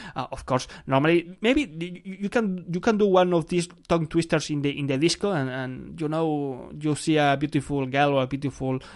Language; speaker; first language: English; non-native, fluent; Spanish